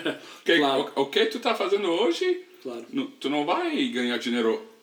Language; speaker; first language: Portuguese; non-native, learner; English